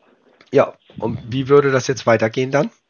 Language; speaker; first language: German; native; German